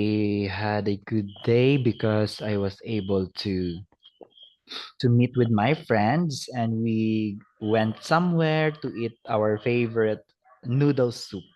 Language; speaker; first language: English; non-native, fluent; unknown